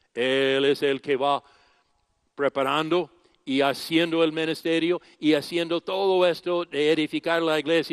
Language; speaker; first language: Spanish; non-native, fluent; English